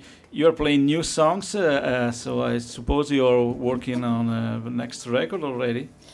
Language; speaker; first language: English; non-native, fluent; Italian